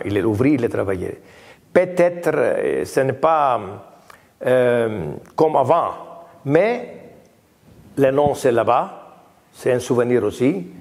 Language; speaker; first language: French; non-native, learner; Greek